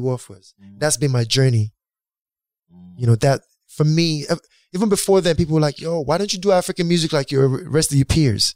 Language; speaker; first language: English; non-native, local second language; Yoruba